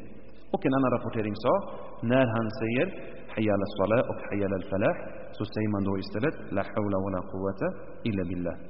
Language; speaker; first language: Swedish; early bilingual, other home language; Arabic